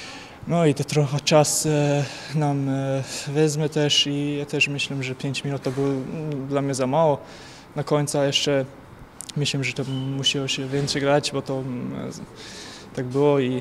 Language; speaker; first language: Polish; non-native, fluent; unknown